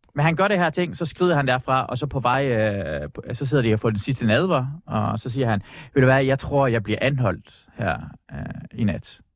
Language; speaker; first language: Danish; early bilingual, other home language; Persian